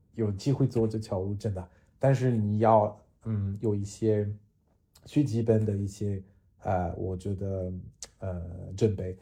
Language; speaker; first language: Chinese; non-native, fluent; French